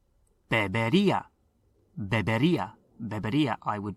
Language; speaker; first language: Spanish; non-native, fluent; English